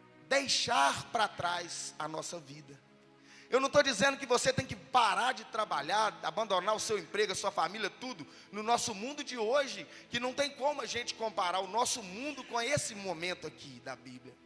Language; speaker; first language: Portuguese; native; Portuguese